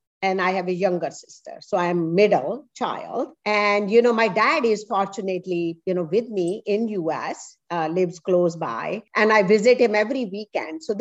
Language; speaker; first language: English; non-native, local second language; Punjabi